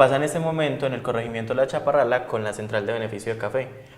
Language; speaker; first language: Spanish; native; Spanish